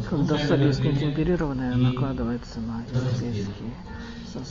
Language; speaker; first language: Russian; native; Russian